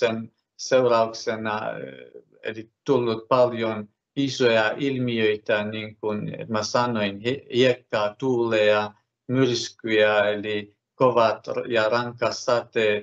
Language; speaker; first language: Finnish; non-native, fluent; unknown